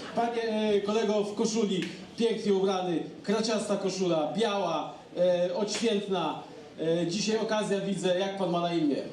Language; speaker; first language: Polish; native; Polish